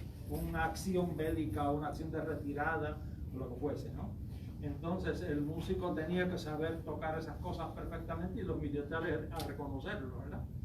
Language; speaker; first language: Spanish; native; Spanish